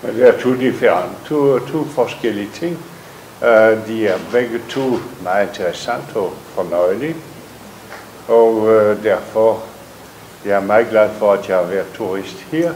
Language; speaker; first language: Danish; non-native, fluent; French